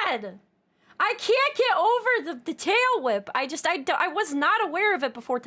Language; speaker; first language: English; native; English